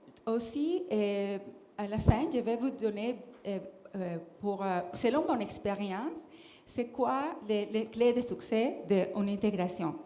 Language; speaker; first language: French; non-native, fluent; Spanish